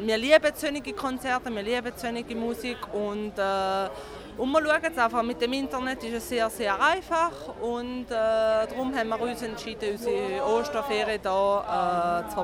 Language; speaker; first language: German; early bilingual, heritage; Italian